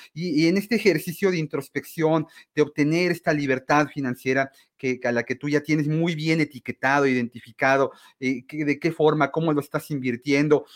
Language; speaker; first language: Spanish; native; Spanish